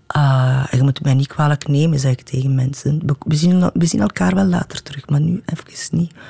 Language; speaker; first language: Dutch; native; Dutch